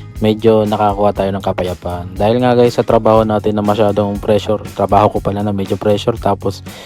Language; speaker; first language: Filipino; non-native, local second language; Bikol